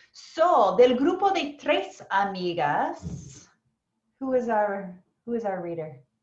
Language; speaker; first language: Spanish; non-native, fluent; English